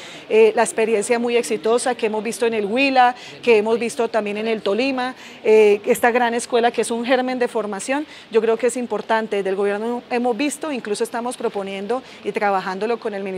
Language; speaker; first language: Spanish; native; Spanish